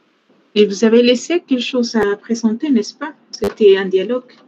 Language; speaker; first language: French; non-native, fluent; Spanish